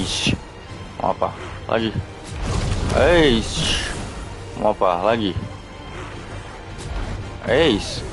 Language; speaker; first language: Indonesian; native; Indonesian